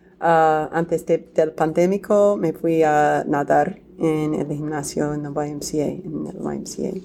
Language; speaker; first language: Spanish; non-native, fluent; English